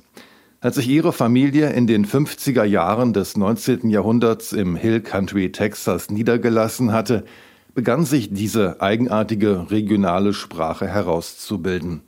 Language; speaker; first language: German; native; German